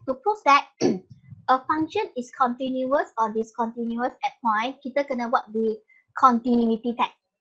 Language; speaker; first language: English; non-native, local second language; Malay